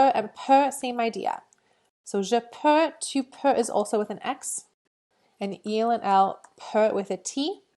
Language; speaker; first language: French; non-native, fluent; English